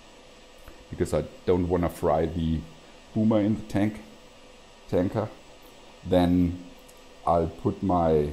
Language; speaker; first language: English; non-native, fluent; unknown